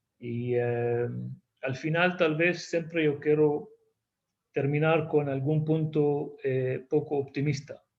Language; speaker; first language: Spanish; non-native, fluent; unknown